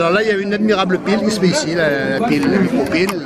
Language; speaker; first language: French; native; French